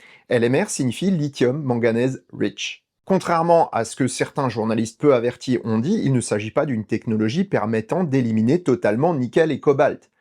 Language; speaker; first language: French; native; French